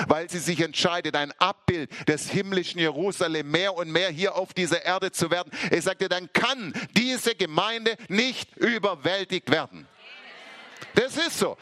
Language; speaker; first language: German; native; German